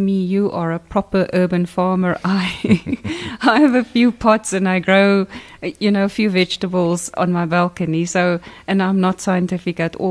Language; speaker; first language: English; non-native, local second language; Afrikaans